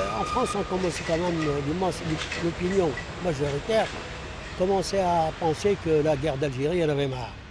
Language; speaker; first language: French; non-native, local second language; Arabic